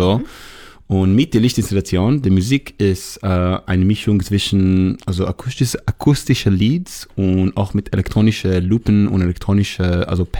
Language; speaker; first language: German; non-native, learner; Hebrew